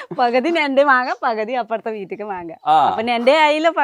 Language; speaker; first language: Malayalam; non-native, learner; Nepali